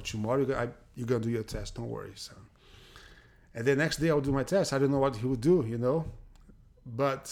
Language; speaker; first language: English; non-native, fluent; Portuguese